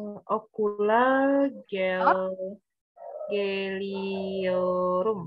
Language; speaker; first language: Turkish; non-native, learner; Indonesian